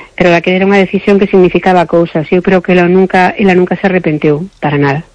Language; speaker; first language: Galician; non-native, local second language; Spanish